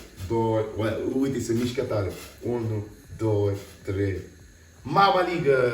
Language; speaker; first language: Romanian; non-native, learner; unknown